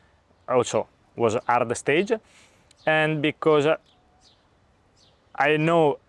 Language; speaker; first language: English; non-native, learner; Italian